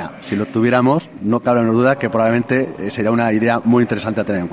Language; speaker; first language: Spanish; native; Spanish